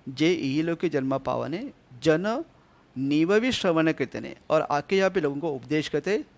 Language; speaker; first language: Hindi; non-native, local second language; Marathi